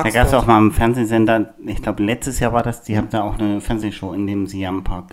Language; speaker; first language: German; native; German